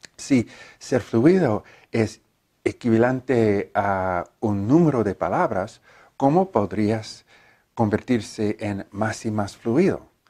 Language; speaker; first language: Spanish; non-native, learner; English